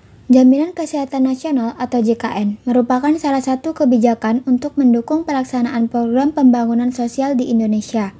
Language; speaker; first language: Indonesian; native; Indonesian